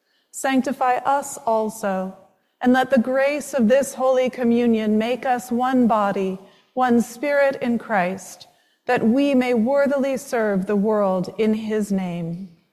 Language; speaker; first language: English; native; English